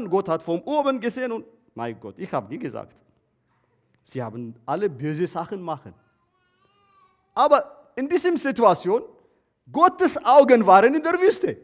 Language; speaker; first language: German; non-native, learner; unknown